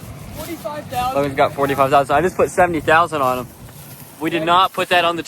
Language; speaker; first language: English; native; English